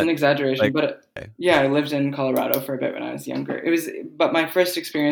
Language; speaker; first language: English; native; English